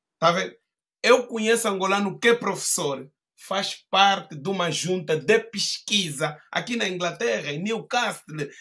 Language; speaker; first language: Portuguese; native; Portuguese